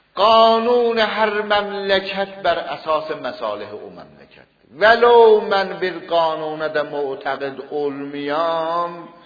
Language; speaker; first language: Persian; non-native, local second language; Azerbaijani